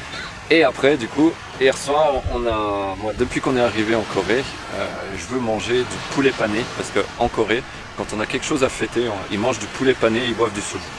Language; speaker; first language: French; native; French